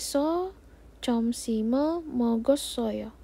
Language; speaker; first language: Korean; non-native, fluent; Indonesian